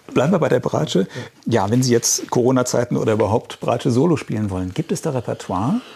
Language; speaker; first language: German; native; German